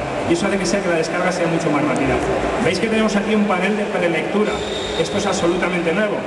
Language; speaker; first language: Spanish; native; Spanish